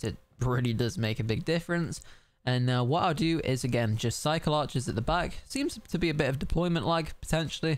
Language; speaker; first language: English; native; English